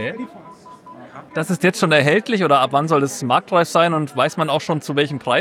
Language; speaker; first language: German; native; German